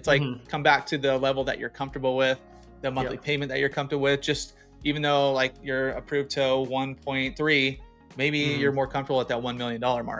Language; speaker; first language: English; native; English